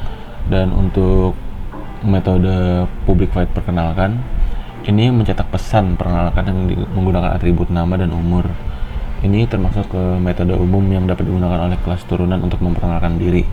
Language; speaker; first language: Indonesian; native; Indonesian